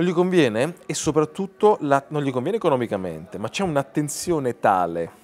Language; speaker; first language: Italian; native; Italian